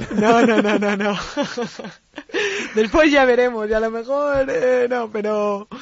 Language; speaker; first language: Spanish; native; Spanish